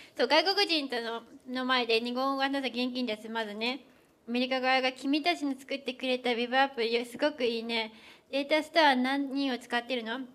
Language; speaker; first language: Japanese; native; Japanese